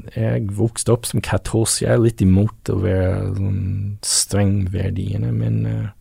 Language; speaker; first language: Norwegian; non-native, fluent; English